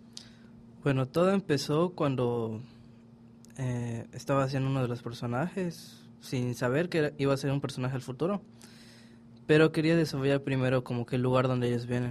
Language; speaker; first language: Spanish; native; Spanish